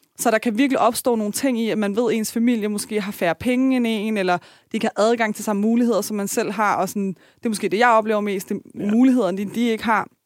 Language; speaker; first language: Danish; early bilingual, other home language; Persian